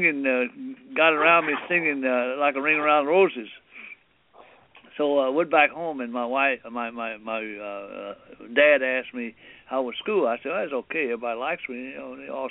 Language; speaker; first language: English; early bilingual, other home language; Cantonese